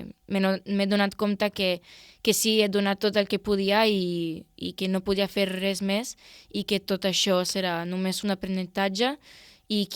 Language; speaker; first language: Catalan; non-native, local second language; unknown